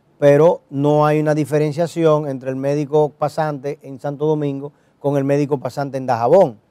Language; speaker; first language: Spanish; native; Spanish